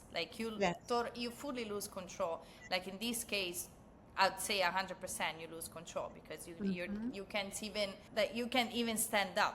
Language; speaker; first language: English; non-native, fluent; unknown